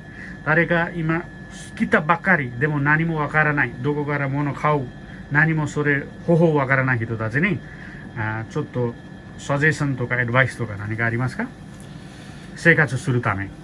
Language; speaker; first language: Japanese; non-native, learner; Nepali